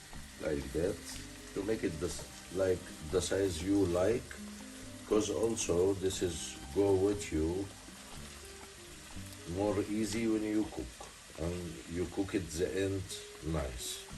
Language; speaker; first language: English; non-native, learner; Arabic